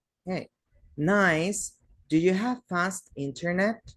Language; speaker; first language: English; non-native, fluent; Spanish